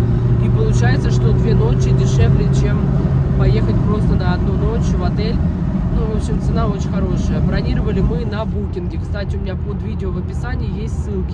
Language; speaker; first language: Russian; native; Russian